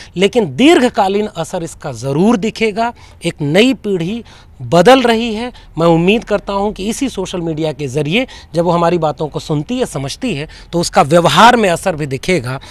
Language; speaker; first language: Hindi; native; Hindi